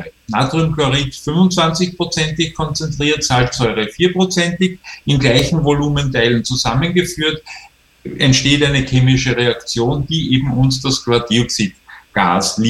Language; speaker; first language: German; native; German